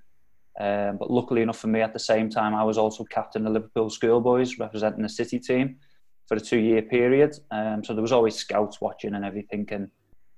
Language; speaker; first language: English; native; English